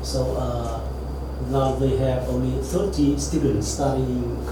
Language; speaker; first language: English; non-native, learner; Vietnamese